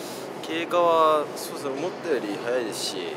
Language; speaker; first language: Japanese; native; Japanese